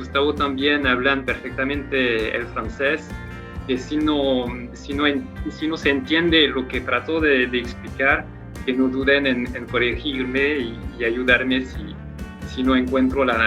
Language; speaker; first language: Spanish; non-native, fluent; French